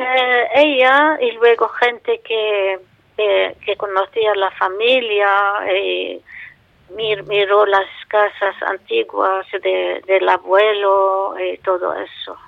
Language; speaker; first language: Spanish; non-native, fluent; Arabic